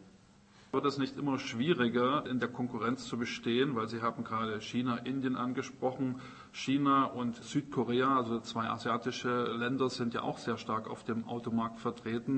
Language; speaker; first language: German; native; German